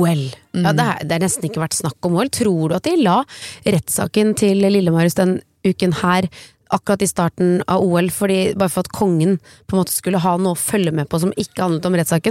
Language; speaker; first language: Norwegian; native; Norwegian